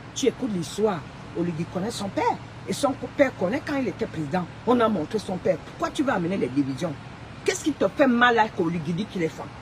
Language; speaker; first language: French; non-native, local second language; Fang